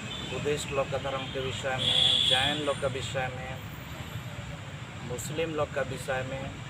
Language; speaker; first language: Hindi; non-native, local second language; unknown